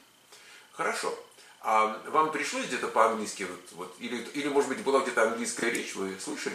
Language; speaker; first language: Russian; native; Russian